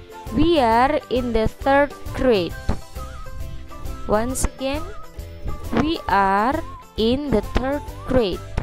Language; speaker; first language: English; non-native, fluent; Indonesian